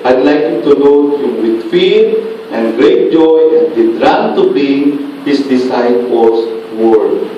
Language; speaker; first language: English; non-native, local second language; Filipino